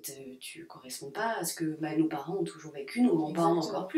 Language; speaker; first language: French; native; French